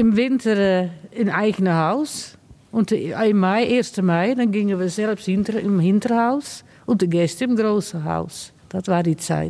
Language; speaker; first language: German; non-native, learner; Dutch